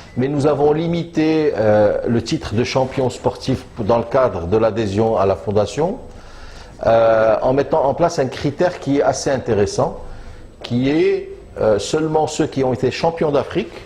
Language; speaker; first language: French; non-native, local second language; Arabic